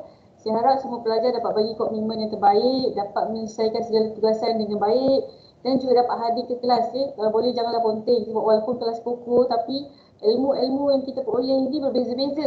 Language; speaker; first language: Malay; native; Malay